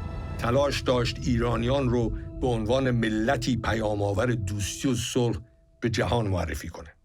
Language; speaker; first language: Persian; native; Persian